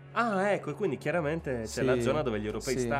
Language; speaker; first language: Italian; native; Italian